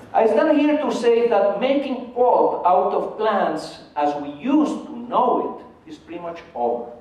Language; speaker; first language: English; non-native, fluent; Spanish